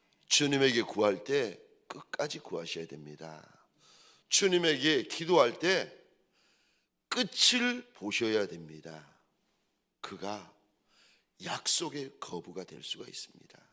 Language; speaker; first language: Korean; native; Korean